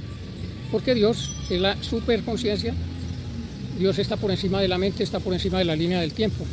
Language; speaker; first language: Spanish; native; Spanish